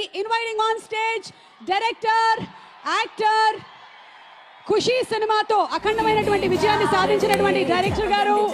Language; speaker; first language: Telugu; native; Telugu